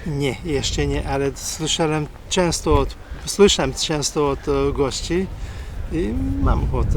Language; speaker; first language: Polish; non-native, learner; Hungarian